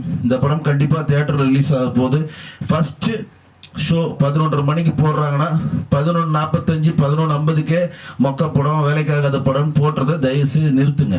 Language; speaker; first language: Tamil; native; Tamil